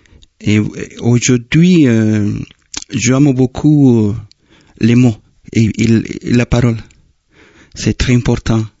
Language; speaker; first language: French; non-native, fluent; Spanish